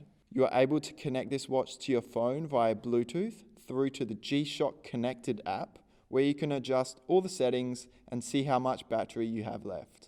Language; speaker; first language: English; native; English